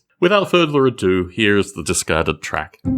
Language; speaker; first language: English; native; English